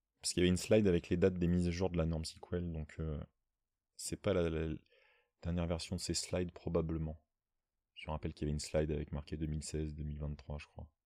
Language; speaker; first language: French; native; French